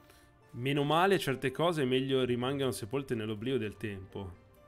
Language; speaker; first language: Italian; native; Italian